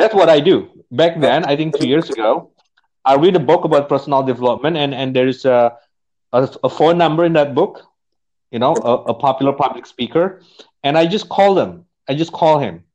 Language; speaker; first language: English; non-native, fluent; Indonesian